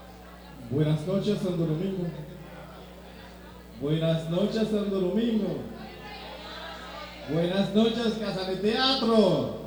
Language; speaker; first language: Spanish; non-native, fluent; Haitian Creole